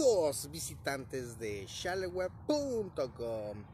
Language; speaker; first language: Spanish; native; Spanish